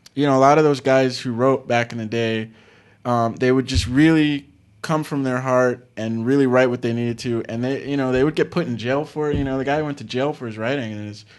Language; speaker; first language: English; native; English